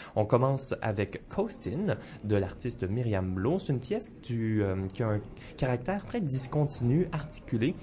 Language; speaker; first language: French; native; French